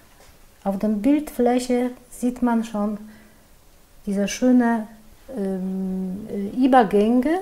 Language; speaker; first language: German; non-native, fluent; Polish